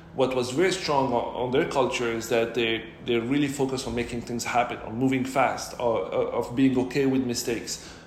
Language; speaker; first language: English; non-native, fluent; Arabic